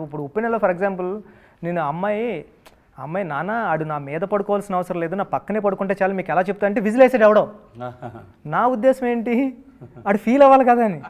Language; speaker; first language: Telugu; native; Telugu